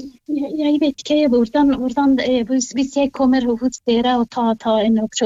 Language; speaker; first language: Norwegian; non-native, learner; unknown